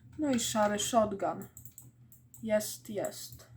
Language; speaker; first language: Polish; native; Polish